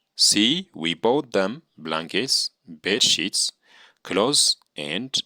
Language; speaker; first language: English; non-native, local second language; Amharic